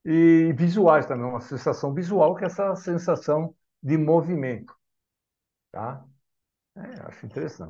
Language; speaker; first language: Portuguese; native; Portuguese